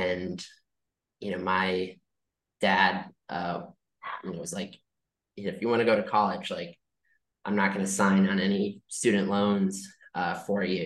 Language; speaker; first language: English; native; English